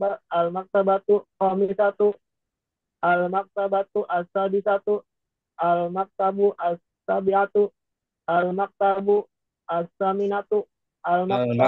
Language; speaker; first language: Arabic; non-native, learner; Indonesian